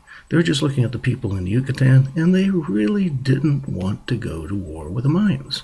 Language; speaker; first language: English; native; English